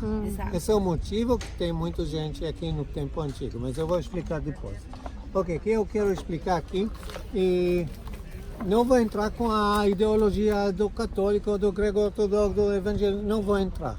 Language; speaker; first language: Portuguese; non-native, learner; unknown